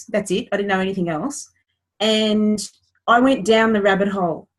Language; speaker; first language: English; native; English